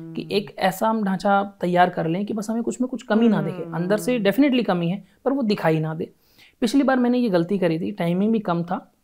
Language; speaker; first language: Hindi; native; Hindi